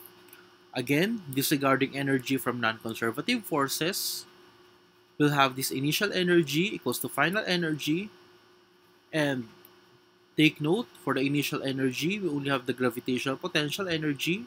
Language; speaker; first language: English; non-native, local second language; Filipino